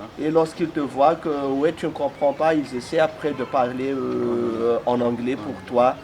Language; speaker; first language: French; non-native, local second language; Malagasy